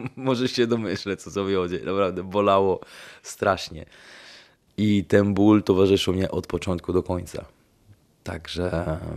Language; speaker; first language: Polish; non-native, fluent; Italian